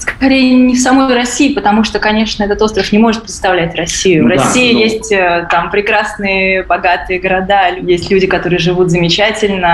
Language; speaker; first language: Russian; native; Russian